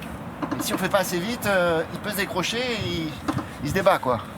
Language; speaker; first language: French; native; French